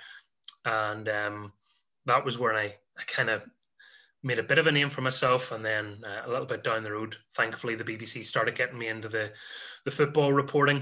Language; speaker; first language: English; native; English